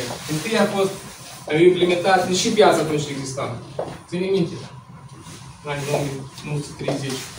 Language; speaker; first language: Romanian; non-native, local second language; Russian